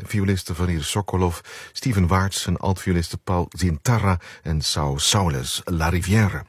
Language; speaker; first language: Dutch; native; Dutch